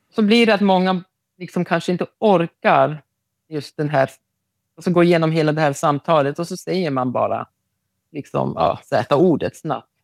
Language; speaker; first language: Swedish; non-native, local second language; Romany